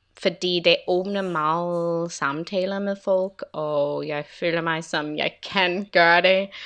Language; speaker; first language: Danish; non-native, learner; English